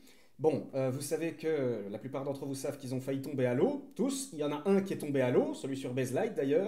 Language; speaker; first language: French; native; French